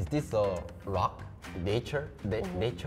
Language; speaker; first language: English; non-native, learner; Korean